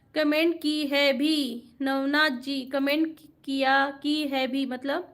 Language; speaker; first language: Hindi; non-native, local second language; Marathi